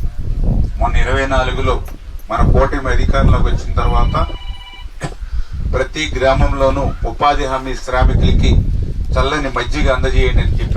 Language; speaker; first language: Telugu; native; Telugu